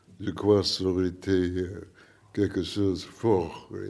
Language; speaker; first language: French; non-native, learner; English